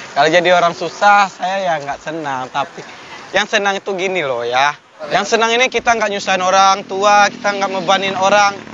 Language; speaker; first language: Indonesian; non-native, local second language; Minangkabau